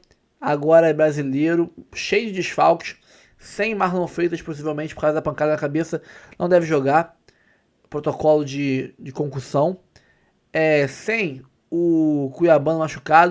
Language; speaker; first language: Portuguese; native; Portuguese